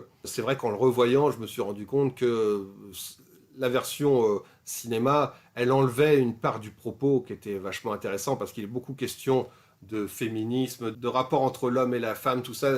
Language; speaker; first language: French; native; French